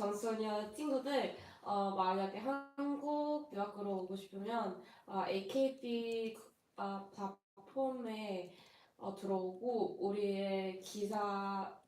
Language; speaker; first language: Korean; non-native, fluent; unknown